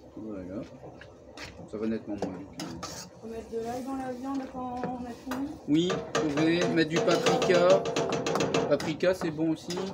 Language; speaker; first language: French; native; French